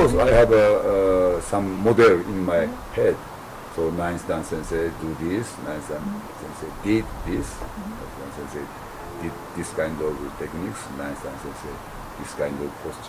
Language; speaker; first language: English; non-native, learner; Japanese